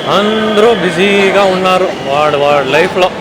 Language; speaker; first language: Telugu; non-native, learner; Kannada